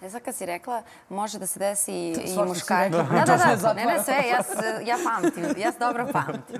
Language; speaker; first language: Serbian; native; Serbian